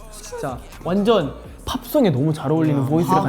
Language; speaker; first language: Korean; native; Korean